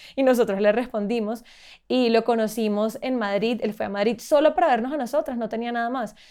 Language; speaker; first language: Spanish; native; Spanish